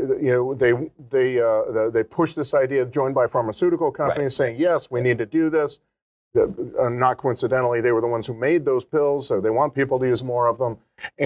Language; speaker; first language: English; native; English